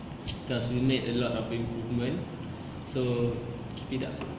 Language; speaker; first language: English; non-native, local second language; Malay